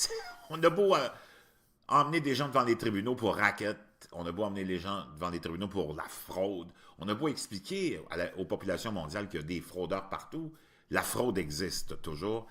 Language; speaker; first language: French; native; French